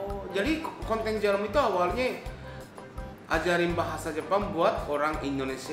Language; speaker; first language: Indonesian; non-native, fluent; Japanese